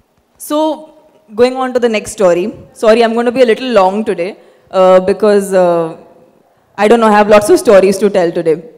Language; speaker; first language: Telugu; non-native, fluent; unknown